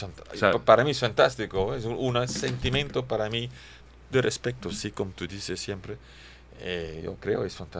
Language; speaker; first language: Spanish; non-native, learner; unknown